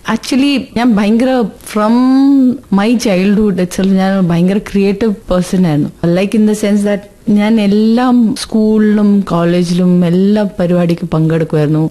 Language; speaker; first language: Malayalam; early bilingual, heritage; Malayalam